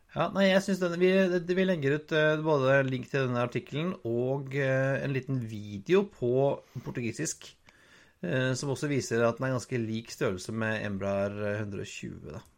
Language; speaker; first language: Norwegian; native; Norwegian